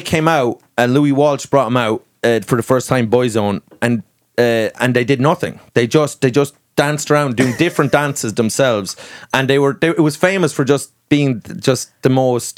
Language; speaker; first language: English; native; English